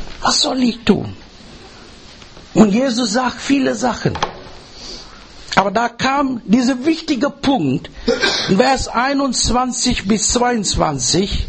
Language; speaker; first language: German; non-native, learner; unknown